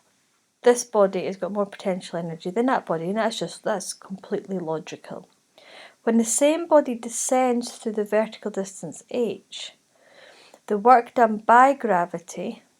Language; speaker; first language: English; native; English